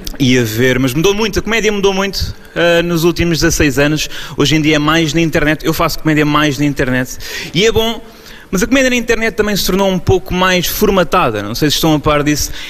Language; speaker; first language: Portuguese; native; Portuguese